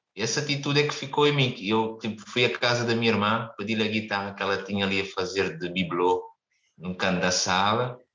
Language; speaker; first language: Portuguese; non-native, local second language; Kabuverdianu